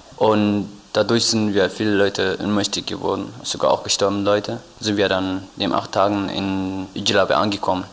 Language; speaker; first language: German; non-native, learner; Tigrinya